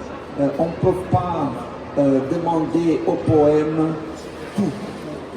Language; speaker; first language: French; non-native, fluent; Portuguese